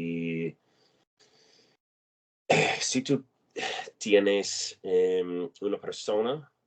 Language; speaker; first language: Spanish; non-native, learner; English